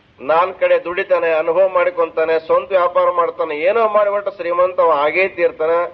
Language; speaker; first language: Kannada; native; Kannada